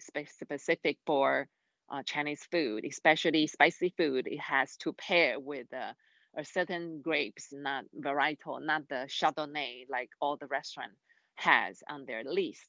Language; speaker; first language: English; non-native, fluent; Chinese